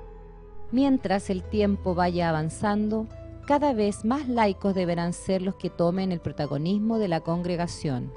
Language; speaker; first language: Spanish; native; Spanish